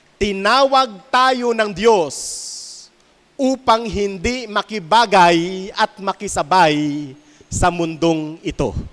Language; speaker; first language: Filipino; native; Filipino